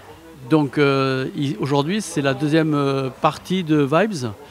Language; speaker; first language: French; native; French